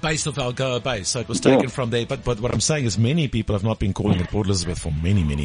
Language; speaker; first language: English; native; English